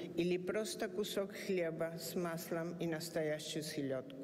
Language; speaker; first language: Russian; non-native, learner; Spanish